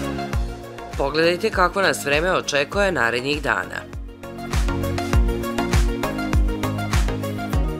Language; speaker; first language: Serbian; native; Serbian